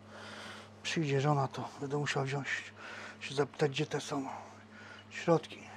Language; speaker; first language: Polish; native; Polish